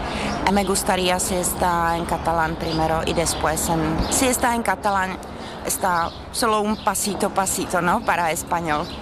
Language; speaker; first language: Spanish; non-native, learner; Czech